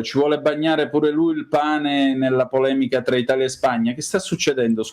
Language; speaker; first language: Italian; native; Italian